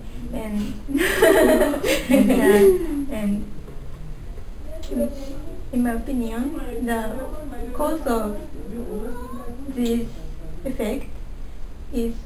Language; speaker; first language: English; non-native, local second language; Malay